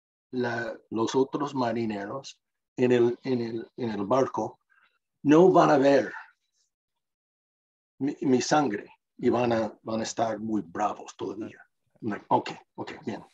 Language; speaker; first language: Spanish; non-native, fluent; English